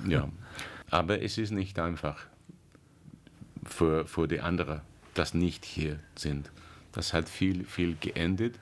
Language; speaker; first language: German; non-native, learner; English